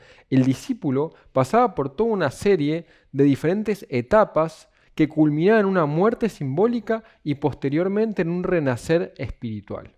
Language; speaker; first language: Spanish; native; Spanish